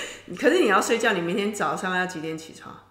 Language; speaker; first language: Chinese; native; Chinese